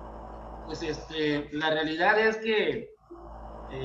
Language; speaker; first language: Spanish; native; Spanish